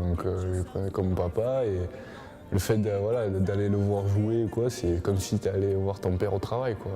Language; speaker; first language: French; early bilingual, heritage; French